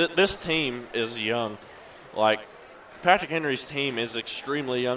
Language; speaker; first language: English; native; English